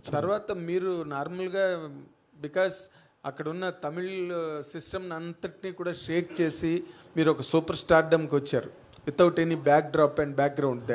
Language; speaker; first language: Telugu; native; Telugu